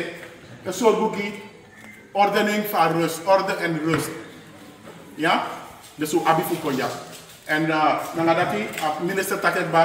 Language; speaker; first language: Dutch; non-native, local second language; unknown